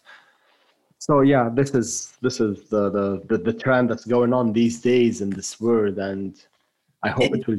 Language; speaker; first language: English; non-native, fluent; French